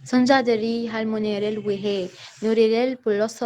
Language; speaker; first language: Korean; non-native, learner; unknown